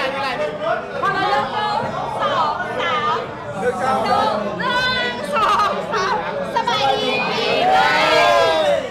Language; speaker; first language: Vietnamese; non-native, fluent; Lao